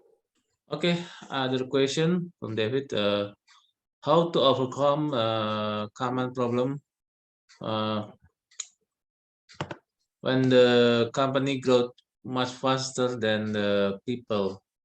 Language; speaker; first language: English; non-native, learner; Indonesian